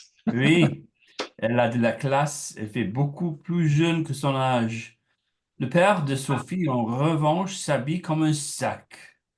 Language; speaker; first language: French; non-native, learner; English